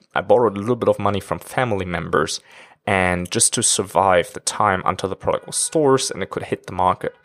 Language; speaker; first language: English; non-native, fluent; German